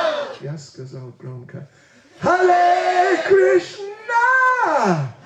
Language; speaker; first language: Russian; non-native, learner; English